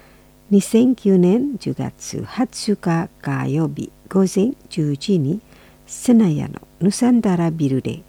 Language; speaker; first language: Japanese; non-native, fluent; Indonesian